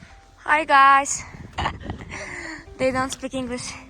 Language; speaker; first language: English; non-native, learner; Uzbek